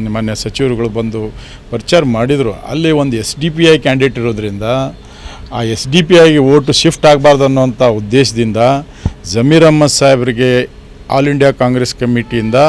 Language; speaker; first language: Kannada; non-native, local second language; Urdu